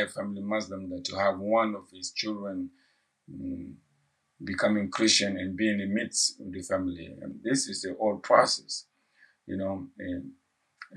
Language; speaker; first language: English; non-native, fluent; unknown